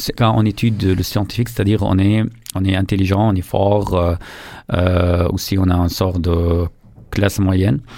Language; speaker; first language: French; non-native, fluent; Arabic